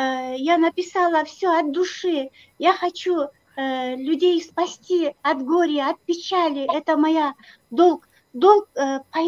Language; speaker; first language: Russian; non-native, local second language; Kyrgyz